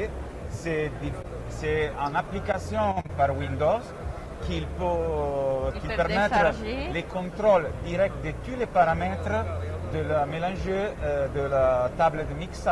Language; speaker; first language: French; non-native, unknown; Italian